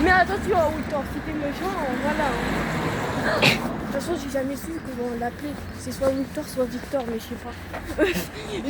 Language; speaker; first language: French; native; French